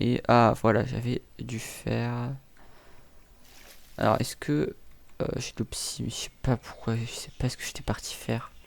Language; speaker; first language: French; native; French